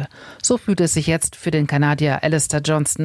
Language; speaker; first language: German; native; German